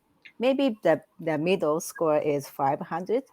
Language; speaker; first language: English; non-native, learner; Japanese